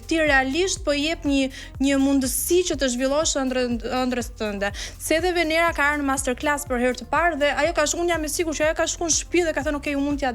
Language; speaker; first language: Albanian; native; Albanian